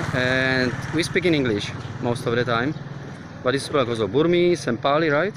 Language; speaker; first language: English; non-native, fluent; Czech